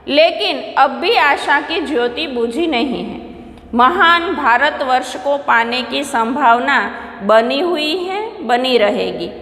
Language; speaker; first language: Hindi; non-native, local second language; Gujarati